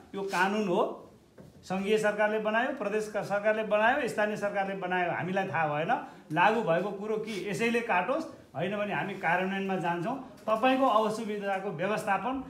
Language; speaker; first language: Nepali; native; Nepali